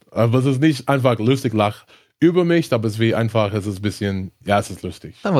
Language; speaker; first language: German; non-native, learner; English